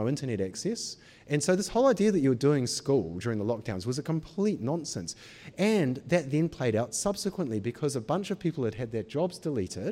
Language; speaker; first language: English; native; English